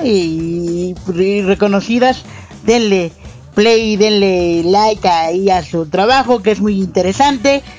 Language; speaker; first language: Spanish; native; Spanish